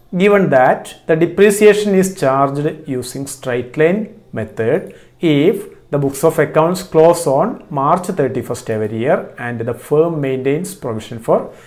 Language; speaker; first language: English; non-native, local second language; Malayalam